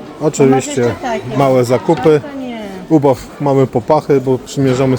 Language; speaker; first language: Polish; native; Polish